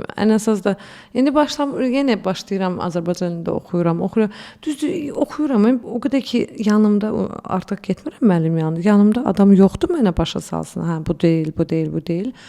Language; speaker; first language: Azerbaijani; early bilingual, heritage; Azerbaijani